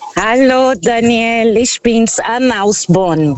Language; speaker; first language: German; non-native, fluent; Portuguese